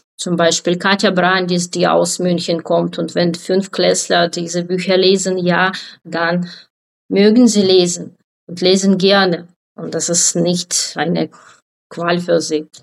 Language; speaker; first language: German; non-native, fluent; Ukrainian